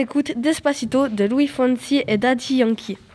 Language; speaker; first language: French; native; French